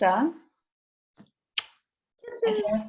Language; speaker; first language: German; native; German